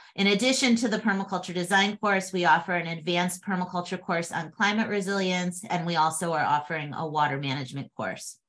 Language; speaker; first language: English; native; English